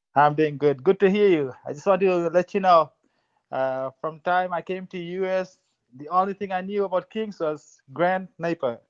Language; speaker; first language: English; non-native, fluent; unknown